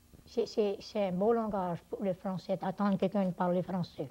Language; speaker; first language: French; early bilingual, heritage; French